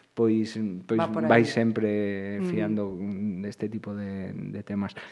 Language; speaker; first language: Galician; native; Galician